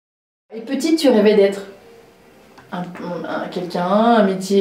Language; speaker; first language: French; native; French